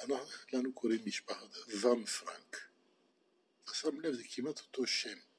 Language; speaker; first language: Hebrew; non-native, fluent; Dutch